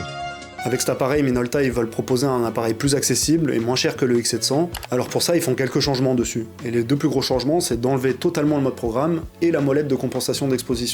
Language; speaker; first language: French; native; French